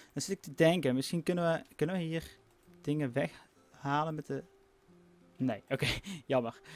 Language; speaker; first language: Dutch; native; Dutch